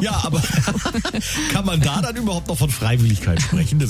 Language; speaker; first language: German; native; German